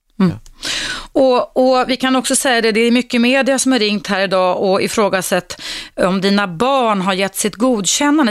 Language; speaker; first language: Swedish; native; Swedish